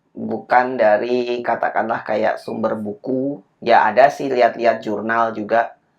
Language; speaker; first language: Indonesian; native; Indonesian